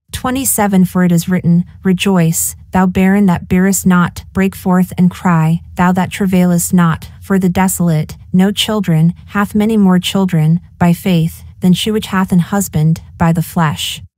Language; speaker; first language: English; native; English